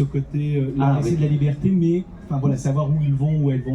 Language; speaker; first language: French; native; French